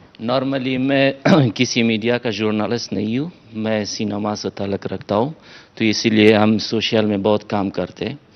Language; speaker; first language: Hindi; non-native, fluent; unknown